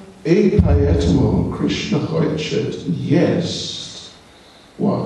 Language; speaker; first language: Russian; non-native, learner; English